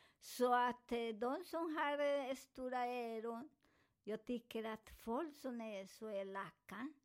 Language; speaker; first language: Swedish; non-native, fluent; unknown